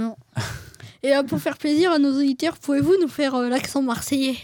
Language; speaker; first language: French; native; French